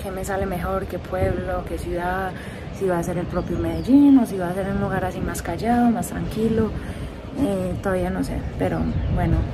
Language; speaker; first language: Spanish; early bilingual, heritage; Spanish